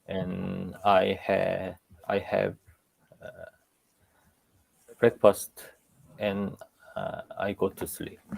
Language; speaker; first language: English; non-native, learner; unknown